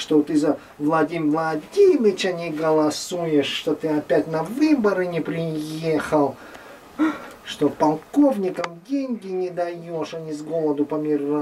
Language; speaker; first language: Russian; native; Russian